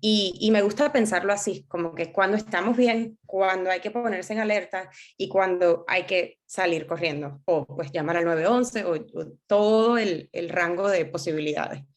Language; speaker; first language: Spanish; native; Spanish